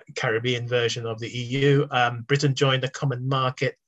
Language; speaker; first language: English; native; English